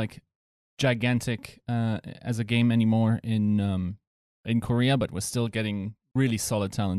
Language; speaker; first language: English; non-native, fluent; German